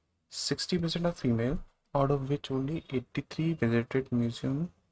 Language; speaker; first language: English; non-native, local second language; Hindi